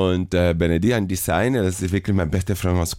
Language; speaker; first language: German; non-native, fluent; Spanish